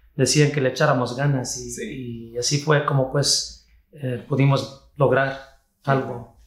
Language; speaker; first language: Spanish; early bilingual, heritage; Spanish